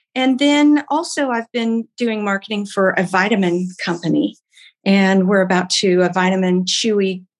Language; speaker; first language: English; native; English